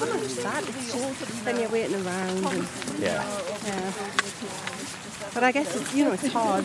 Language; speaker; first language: English; native; English